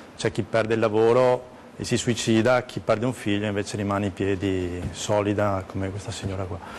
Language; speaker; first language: Italian; native; Italian